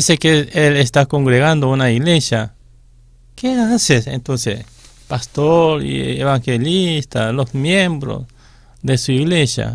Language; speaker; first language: Spanish; non-native, fluent; Korean